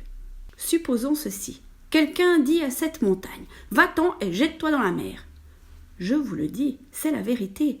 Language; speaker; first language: French; native; French